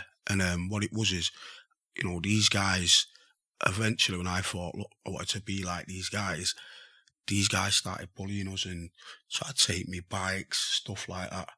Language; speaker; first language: English; native; English